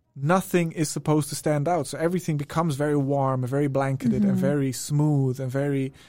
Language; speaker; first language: English; non-native, fluent; Dutch